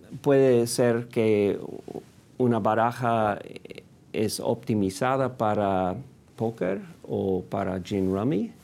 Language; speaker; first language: Spanish; non-native, fluent; English